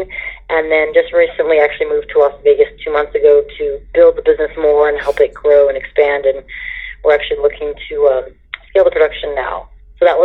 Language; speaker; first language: English; native; English